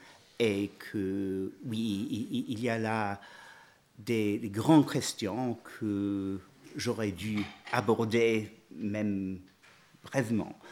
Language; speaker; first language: French; non-native, fluent; English